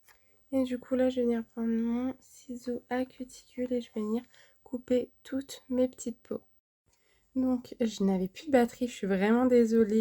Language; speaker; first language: French; native; French